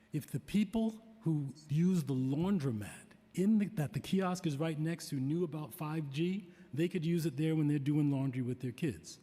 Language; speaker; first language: English; native; English